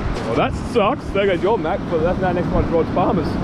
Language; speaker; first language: English; native; English